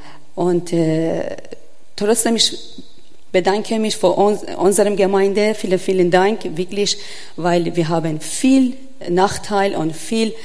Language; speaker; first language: German; non-native, learner; Persian